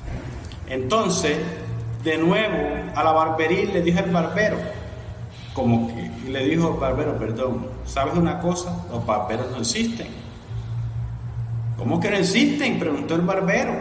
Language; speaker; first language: Spanish; native; Spanish